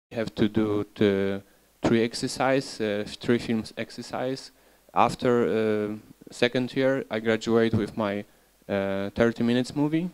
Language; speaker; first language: English; non-native, learner; Polish